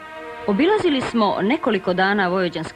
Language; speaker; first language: Bosnian; native; Bosnian